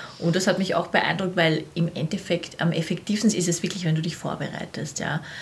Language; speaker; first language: German; native; German